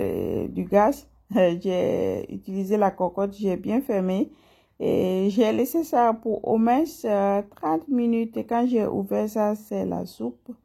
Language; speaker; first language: French; non-native, local second language; Mossi